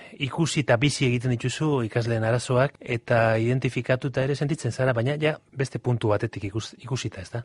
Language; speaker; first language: Basque; non-native, local second language; Spanish